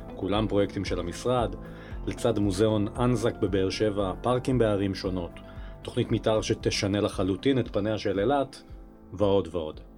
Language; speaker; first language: Hebrew; native; Hebrew